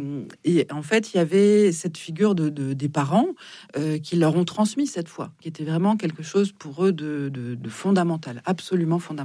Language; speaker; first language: French; native; French